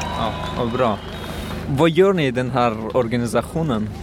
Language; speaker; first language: Swedish; non-native, learner; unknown